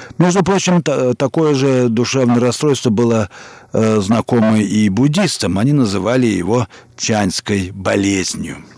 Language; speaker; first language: Russian; native; Russian